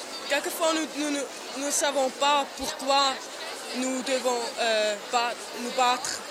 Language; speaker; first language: French; non-native, local second language; German